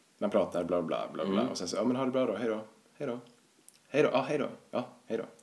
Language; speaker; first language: Swedish; native; Swedish